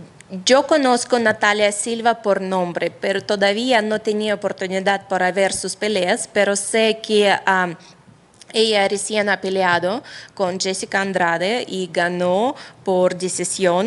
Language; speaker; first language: Spanish; non-native, fluent; Russian